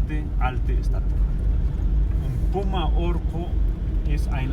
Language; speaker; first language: German; non-native, learner; Spanish